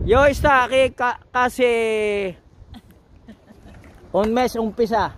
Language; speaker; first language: Spanish; non-native, learner; Filipino